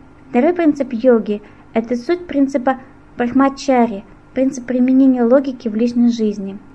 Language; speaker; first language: Russian; native; Russian